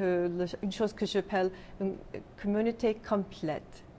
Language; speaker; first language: French; non-native, local second language; English